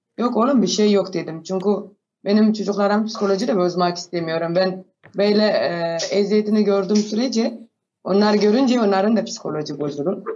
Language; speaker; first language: Turkish; non-native, learner; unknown